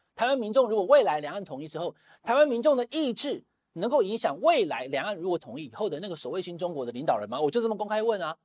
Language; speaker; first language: Chinese; native; Chinese